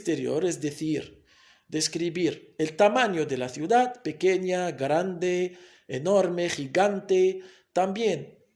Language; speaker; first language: Spanish; non-native, fluent; Arabic